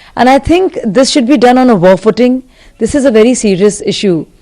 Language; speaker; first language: English; non-native, local second language; Hindi